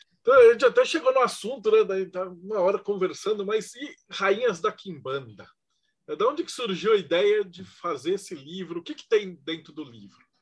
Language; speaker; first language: Portuguese; native; Portuguese